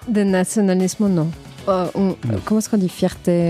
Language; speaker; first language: Spanish; non-native, fluent; French